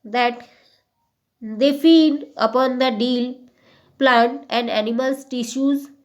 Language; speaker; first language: English; non-native, local second language; Hindi